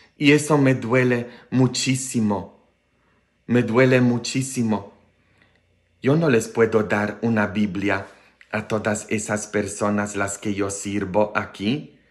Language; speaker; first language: Spanish; non-native, fluent; Polish